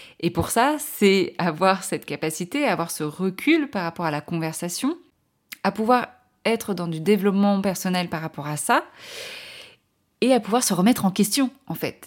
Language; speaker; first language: French; native; French